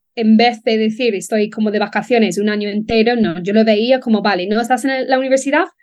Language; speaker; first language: Spanish; non-native, fluent; English